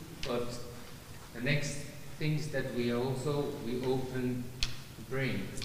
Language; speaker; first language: English; non-native, learner; German